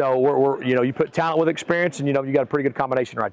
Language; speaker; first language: English; native; English